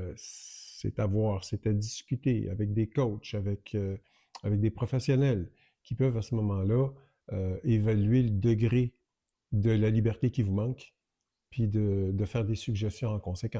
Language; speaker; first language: French; native; French